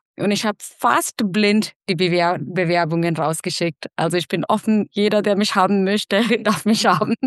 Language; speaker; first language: German; non-native, fluent; Hindi